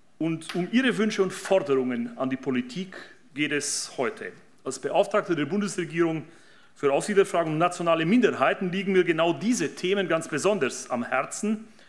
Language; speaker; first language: German; native; German